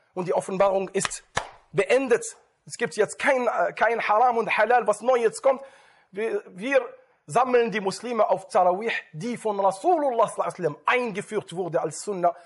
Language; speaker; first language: German; non-native, fluent; Arabic